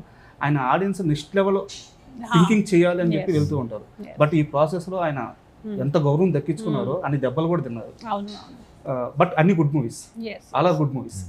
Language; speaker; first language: Telugu; native; Telugu